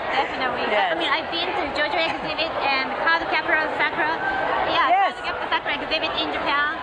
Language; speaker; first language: English; non-native, learner; Japanese